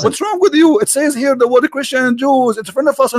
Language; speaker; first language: English; non-native, local second language; Arabic